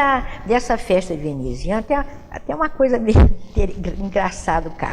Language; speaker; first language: Portuguese; native; Portuguese